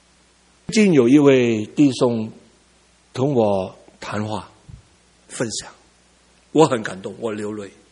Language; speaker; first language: Chinese; early bilingual, heritage; Cantonese